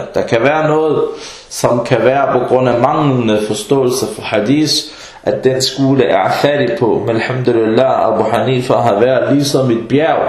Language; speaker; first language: Danish; early bilingual, other home language; Arabic